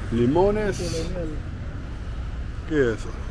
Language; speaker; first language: Spanish; non-native, learner; English